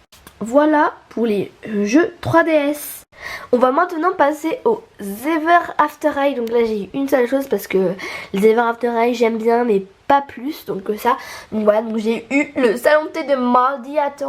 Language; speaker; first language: French; native; French